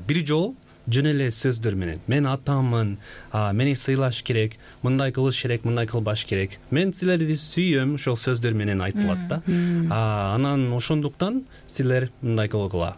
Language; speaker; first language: Kyrgyz; non-native, fluent; Korean